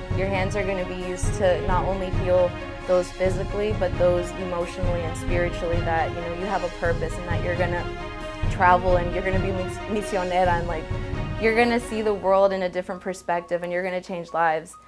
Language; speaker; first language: English; early bilingual, other home language; Spanish